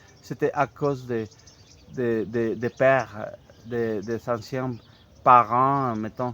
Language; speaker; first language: French; non-native, fluent; Spanish